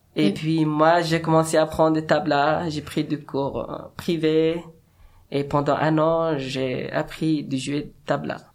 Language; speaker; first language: French; non-native, learner; Persian